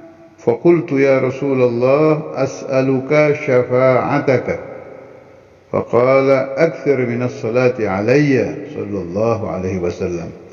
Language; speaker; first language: Arabic; non-native, fluent; Indonesian